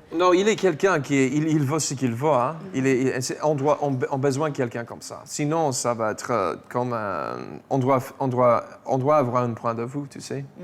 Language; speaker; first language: French; non-native, fluent; English